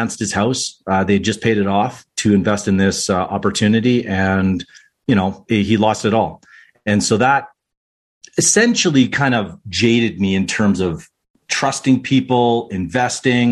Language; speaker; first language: English; native; English